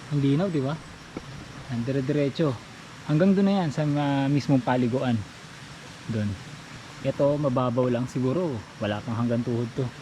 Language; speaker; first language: Filipino; native; Filipino